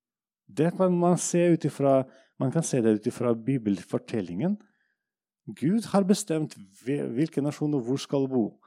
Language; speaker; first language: Norwegian; non-native, fluent; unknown